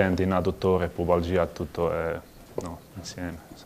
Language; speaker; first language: Italian; non-native, learner; Croatian